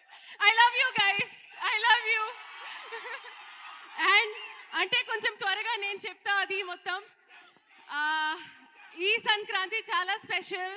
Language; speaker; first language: Telugu; non-native, learner; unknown